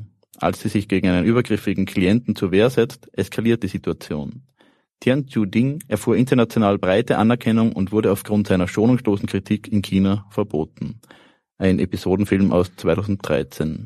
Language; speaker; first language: German; native; German